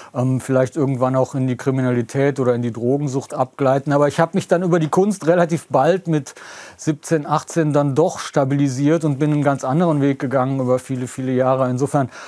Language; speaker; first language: German; native; German